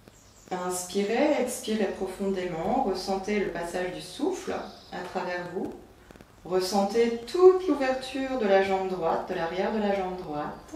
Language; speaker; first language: French; native; French